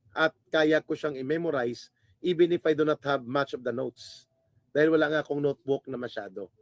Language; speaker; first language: Filipino; non-native, local second language; Hiligaynon